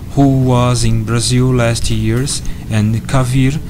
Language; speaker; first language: English; non-native, learner; Portuguese